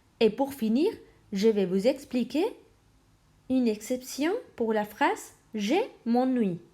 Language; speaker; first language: French; non-native, fluent; Spanish